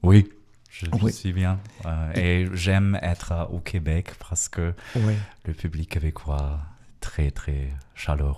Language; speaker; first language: French; non-native, learner; Russian